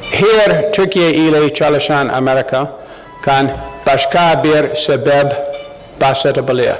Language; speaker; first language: Turkish; non-native, learner; English